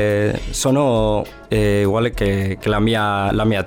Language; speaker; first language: Italian; non-native, learner; Spanish